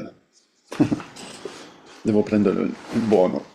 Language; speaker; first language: Italian; non-native, fluent; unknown